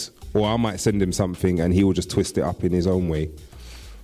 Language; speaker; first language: English; native; English